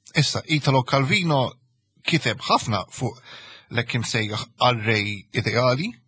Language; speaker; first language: Maltese; early bilingual, heritage; Maltese